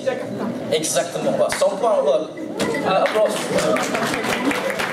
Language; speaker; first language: French; non-native, learner; Indonesian